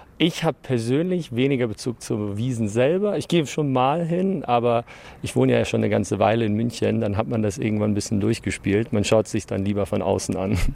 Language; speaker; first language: German; early bilingual, other home language; English